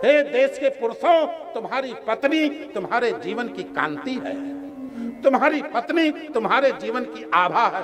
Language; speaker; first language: Hindi; native; Hindi